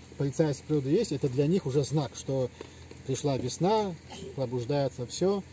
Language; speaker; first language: Russian; non-native, local second language; Adyghe